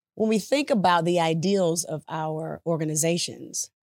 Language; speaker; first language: English; early bilingual, other home language; Upper Guinea Crioulo